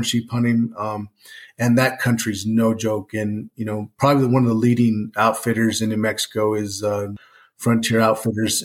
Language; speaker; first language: English; native; English